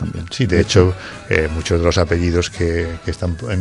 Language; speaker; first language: Spanish; native; Spanish